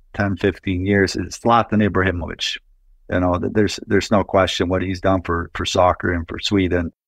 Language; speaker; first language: English; non-native, fluent; Swedish